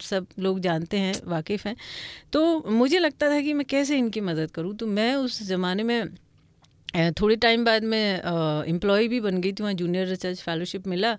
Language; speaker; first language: Hindi; non-native, local second language; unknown